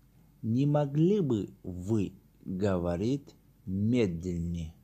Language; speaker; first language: Russian; non-native, learner; Tajik